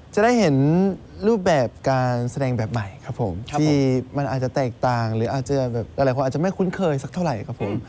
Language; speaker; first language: Thai; native; Thai